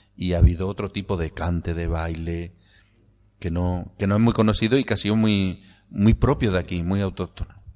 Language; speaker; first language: Spanish; native; Spanish